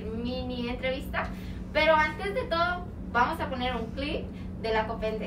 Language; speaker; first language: Spanish; non-native, learner; English